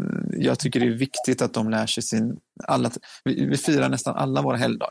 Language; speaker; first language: Swedish; native; Swedish